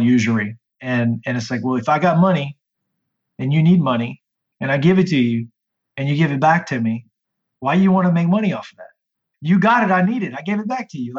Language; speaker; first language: English; native; English